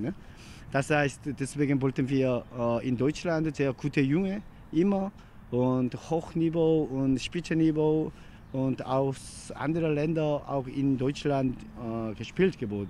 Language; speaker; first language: German; non-native, learner; Korean